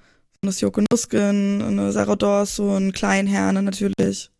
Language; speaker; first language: German; native; German